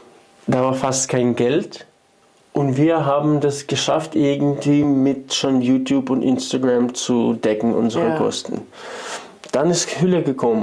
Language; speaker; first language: German; non-native, fluent; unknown